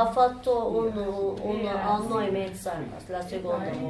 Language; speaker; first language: Italian; non-native, learner; Turkish